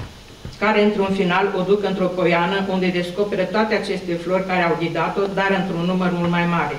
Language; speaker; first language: Romanian; native; Romanian